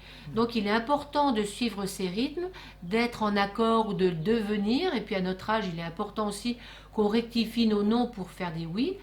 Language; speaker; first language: French; native; French